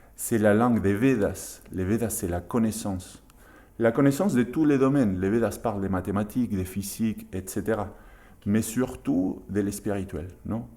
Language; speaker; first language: French; non-native, fluent; Spanish